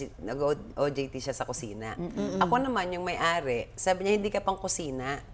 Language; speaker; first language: Filipino; native; Filipino